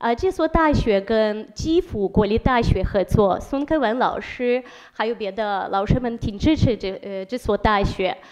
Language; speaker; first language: Chinese; non-native, fluent; Ukrainian